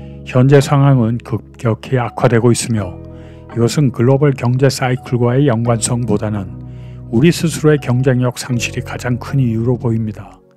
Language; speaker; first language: Korean; native; Korean